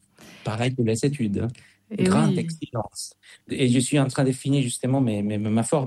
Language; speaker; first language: French; non-native, fluent; Spanish